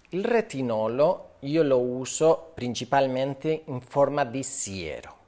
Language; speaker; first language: Italian; non-native, fluent; Spanish